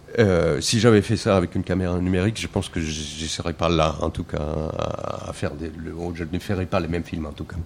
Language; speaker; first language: French; non-native, fluent; Spanish